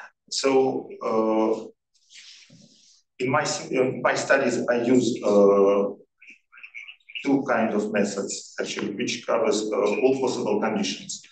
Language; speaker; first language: English; non-native, fluent; Russian